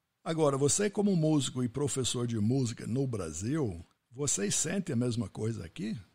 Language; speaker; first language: Portuguese; non-native, fluent; English